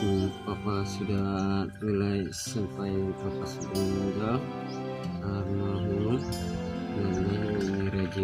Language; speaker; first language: Indonesian; non-native, local second language; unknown